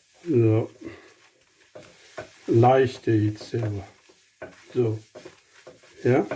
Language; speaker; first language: German; non-native, learner; Urdu